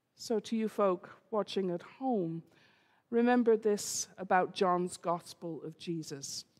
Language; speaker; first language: English; native; English